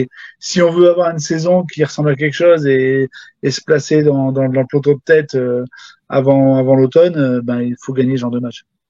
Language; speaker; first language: French; native; French